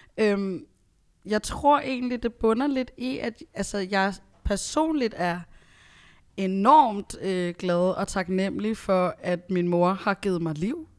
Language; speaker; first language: Danish; early bilingual, other home language; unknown